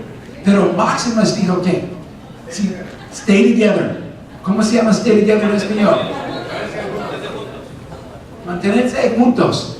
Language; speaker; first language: Spanish; non-native, fluent; English